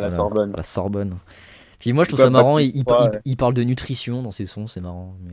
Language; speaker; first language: French; native; French